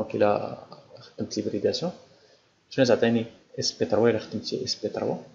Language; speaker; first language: French; non-native, local second language; Arabic